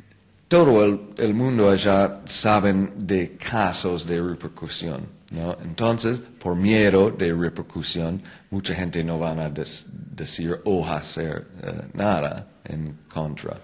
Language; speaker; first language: Spanish; non-native, fluent; English